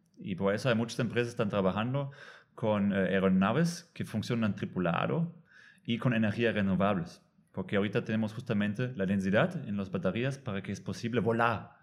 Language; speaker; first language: Spanish; non-native, fluent; German